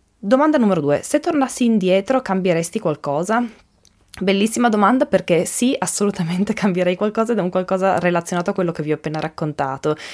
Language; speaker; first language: Italian; native; Italian